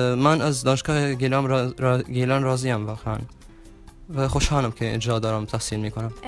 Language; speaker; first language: Persian; non-native, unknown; Arabic